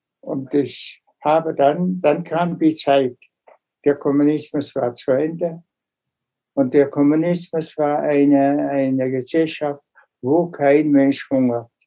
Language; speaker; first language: German; non-native, fluent; Mongolian